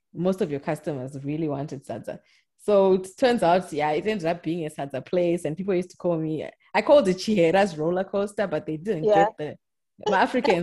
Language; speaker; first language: English; non-native, local second language; Shona